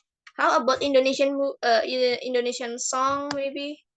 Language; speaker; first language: English; non-native, fluent; Indonesian